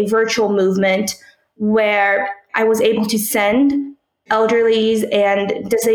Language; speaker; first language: English; early bilingual, other home language; Korean